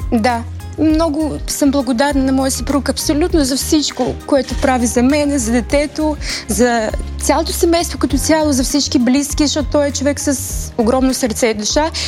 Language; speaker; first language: Bulgarian; early bilingual, heritage; Bulgarian